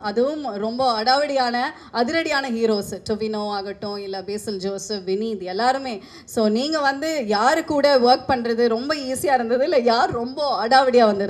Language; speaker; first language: Tamil; native; Tamil